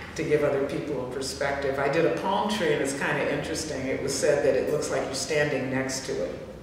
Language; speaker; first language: English; native; English